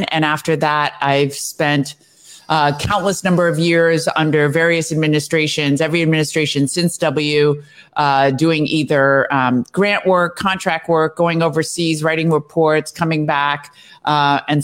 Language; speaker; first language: English; native; English